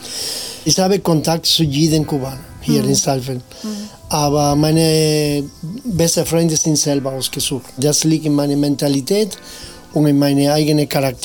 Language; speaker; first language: German; non-native, fluent; Spanish